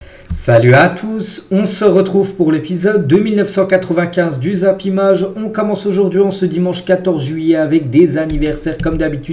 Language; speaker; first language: French; native; French